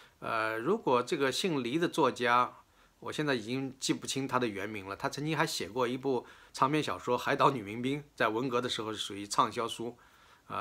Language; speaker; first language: Chinese; native; Chinese